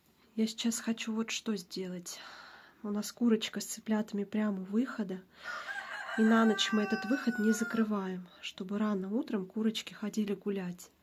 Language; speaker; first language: Russian; native; Russian